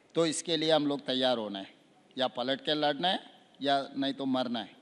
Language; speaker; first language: Hindi; non-native, local second language; Telugu